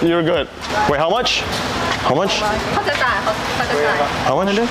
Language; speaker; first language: English; non-native, fluent; Indonesian